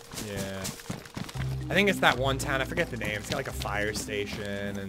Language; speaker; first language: English; native; English